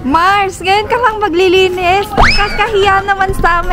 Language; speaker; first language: Filipino; native; Filipino